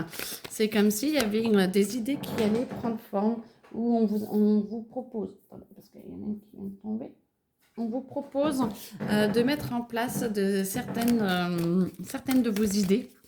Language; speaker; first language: French; native; French